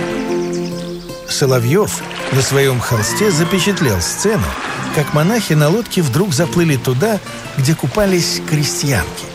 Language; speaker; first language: Russian; native; Russian